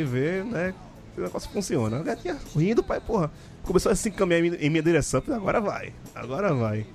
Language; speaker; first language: Portuguese; native; Portuguese